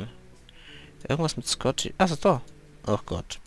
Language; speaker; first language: German; native; German